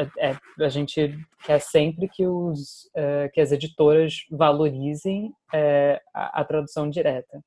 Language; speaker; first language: Portuguese; non-native, fluent; English